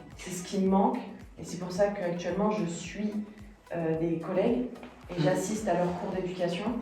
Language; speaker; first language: French; native; French